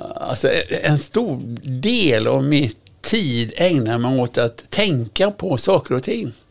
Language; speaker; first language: Swedish; native; Swedish